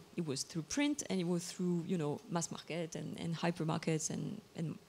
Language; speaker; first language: English; non-native, fluent; Bulgarian